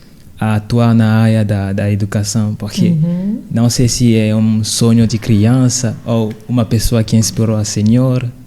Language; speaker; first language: Portuguese; non-native, fluent; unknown